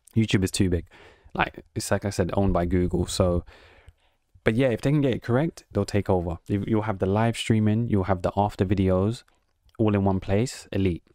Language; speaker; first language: English; native; English